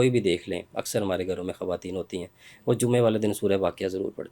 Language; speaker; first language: Urdu; native; Urdu